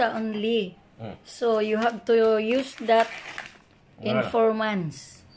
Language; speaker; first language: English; non-native, learner; Filipino